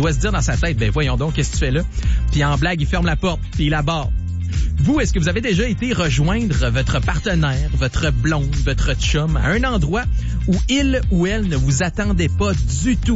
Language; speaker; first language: French; native; French